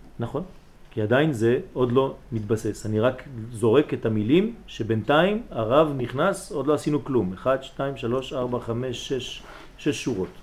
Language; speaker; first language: Hebrew; early bilingual, heritage; Hebrew